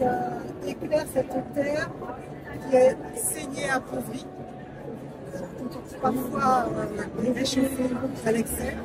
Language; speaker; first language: French; native; French